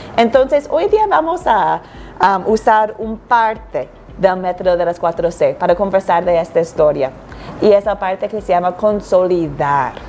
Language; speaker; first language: Spanish; non-native, fluent; English